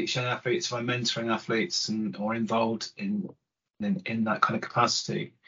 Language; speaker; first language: English; native; English